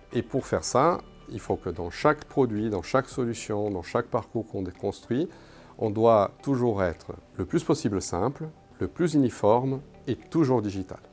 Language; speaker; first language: French; non-native, fluent; Portuguese